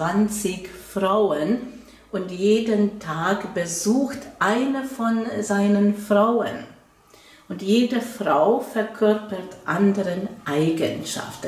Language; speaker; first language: German; non-native, fluent; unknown